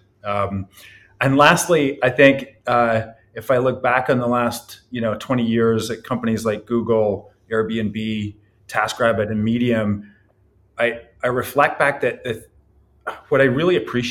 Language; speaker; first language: English; native; English